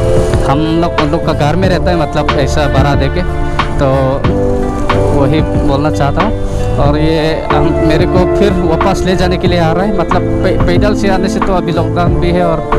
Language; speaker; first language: Hindi; non-native, local second language; Mizo